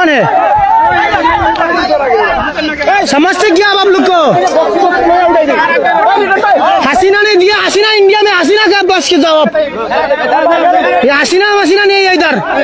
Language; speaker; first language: Hindi; non-native, learner; Bangla